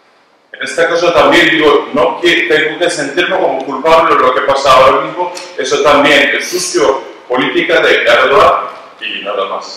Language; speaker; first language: Spanish; non-native, learner; Turkish